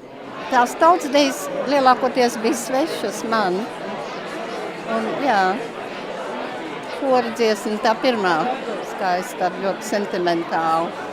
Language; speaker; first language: Latvian; early bilingual, heritage; Latvian